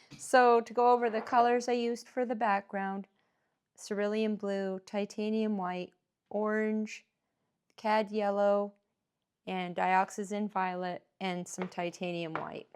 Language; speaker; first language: English; native; English